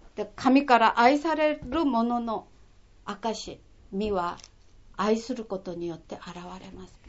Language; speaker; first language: Japanese; non-native, fluent; Korean